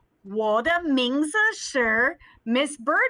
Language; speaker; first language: Chinese; non-native, learner; English